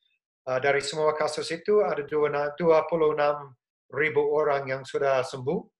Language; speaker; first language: Indonesian; non-native, fluent; English